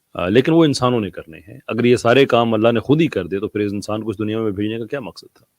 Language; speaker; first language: Urdu; non-native, local second language; Punjabi